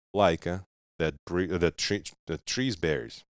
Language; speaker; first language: English; non-native, fluent; Russian